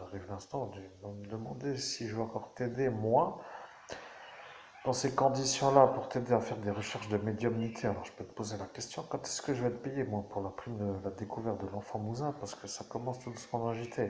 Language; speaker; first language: French; native; French